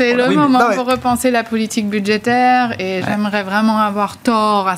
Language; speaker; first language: French; native; French